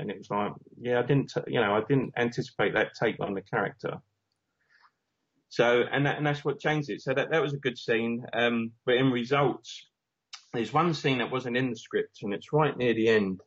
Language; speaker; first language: English; native; English